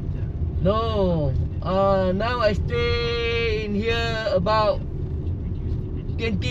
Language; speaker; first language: English; non-native, local second language; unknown